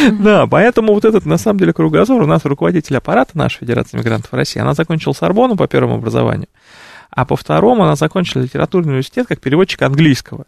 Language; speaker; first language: Russian; native; Russian